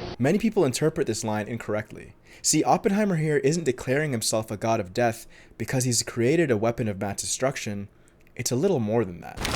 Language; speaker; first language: English; native; English